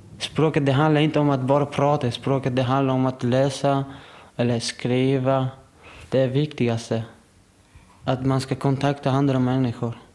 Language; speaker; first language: Swedish; non-native, learner; Persian